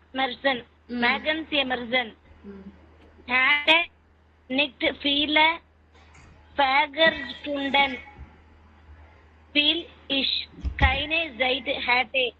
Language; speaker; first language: German; non-native, learner; Tamil